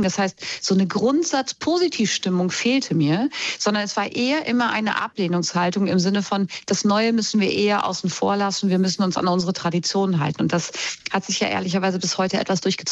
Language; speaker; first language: German; native; German